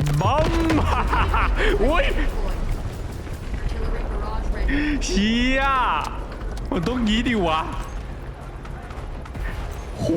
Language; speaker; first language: Thai; native; Thai